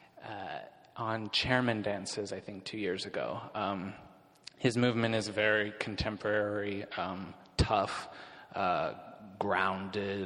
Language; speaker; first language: English; native; English